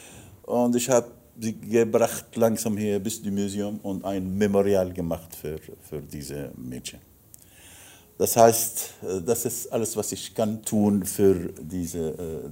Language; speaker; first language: German; non-native, learner; Arabic